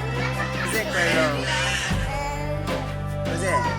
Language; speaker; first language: Italian; non-native, fluent; English